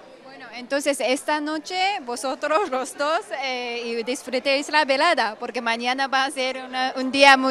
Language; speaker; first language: Spanish; non-native, learner; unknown